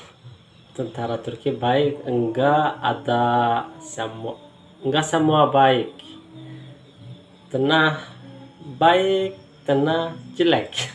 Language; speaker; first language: Indonesian; non-native, learner; Turkish